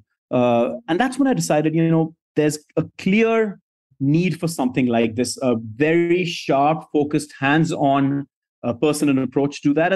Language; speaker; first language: English; non-native, local second language; Hindi